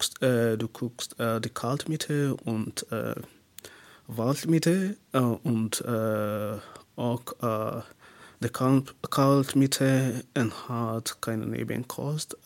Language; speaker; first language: German; non-native, learner; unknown